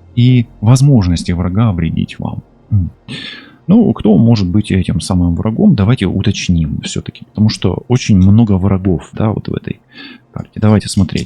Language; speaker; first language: Russian; non-native, local second language; Ukrainian